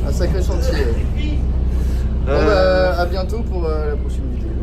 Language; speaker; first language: French; native; French